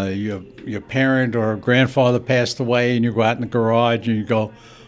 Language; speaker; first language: English; native; English